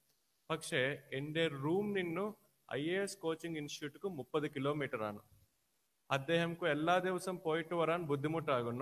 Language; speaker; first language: Malayalam; non-native, learner; Telugu